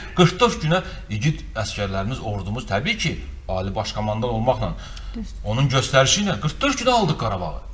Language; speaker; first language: Azerbaijani; native; Azerbaijani